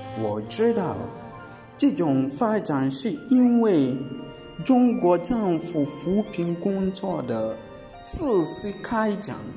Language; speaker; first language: Chinese; non-native, fluent; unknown